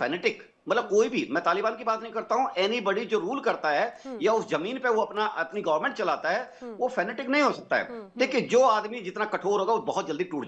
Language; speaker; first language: Hindi; native; Hindi